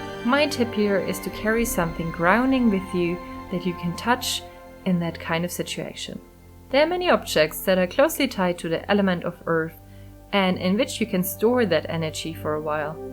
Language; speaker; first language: English; non-native, fluent; German